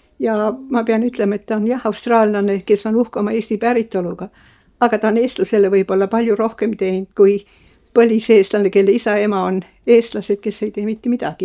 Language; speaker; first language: Estonian; early bilingual, heritage; Estonian